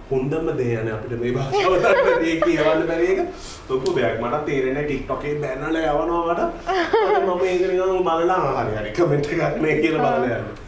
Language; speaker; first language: Sinhala; non-native, local second language; Tamil